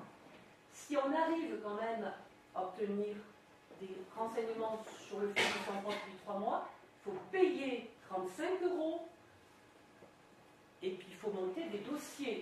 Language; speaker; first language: French; native; French